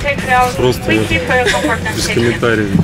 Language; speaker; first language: Russian; native; Russian